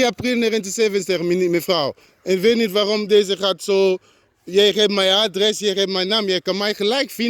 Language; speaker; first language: Dutch; non-native, learner; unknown